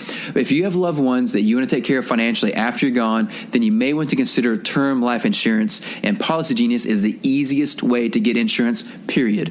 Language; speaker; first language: English; native; English